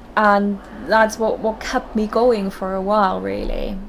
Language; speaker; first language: English; non-native, fluent; German